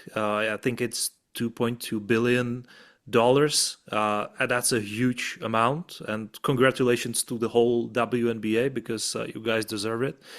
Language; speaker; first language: English; non-native, fluent; Czech